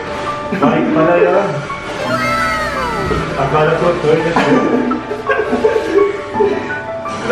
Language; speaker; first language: Filipino; non-native, learner; Arabic